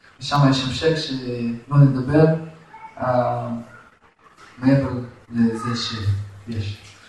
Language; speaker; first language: Hebrew; non-native, fluent; Russian